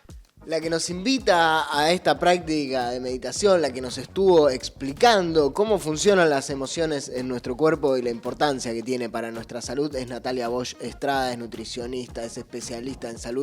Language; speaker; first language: Spanish; native; Spanish